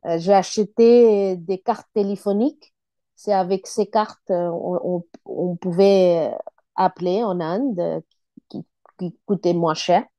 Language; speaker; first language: French; non-native, fluent; Bangla